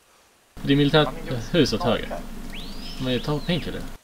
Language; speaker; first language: Swedish; native; Swedish